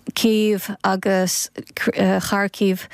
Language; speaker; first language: Irish; non-native, fluent; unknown